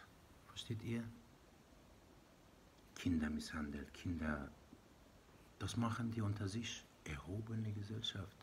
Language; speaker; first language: German; non-native, learner; Persian